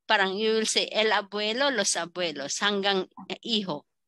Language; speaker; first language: Spanish; non-native, fluent; Filipino